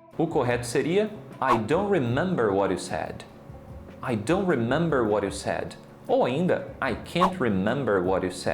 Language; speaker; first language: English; non-native, fluent; Portuguese